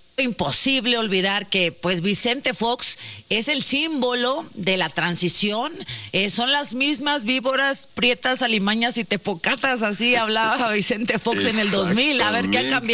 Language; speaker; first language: Spanish; native; Spanish